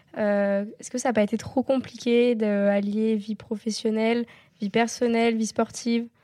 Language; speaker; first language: French; native; French